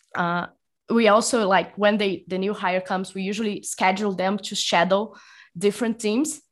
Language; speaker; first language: English; non-native, fluent; Portuguese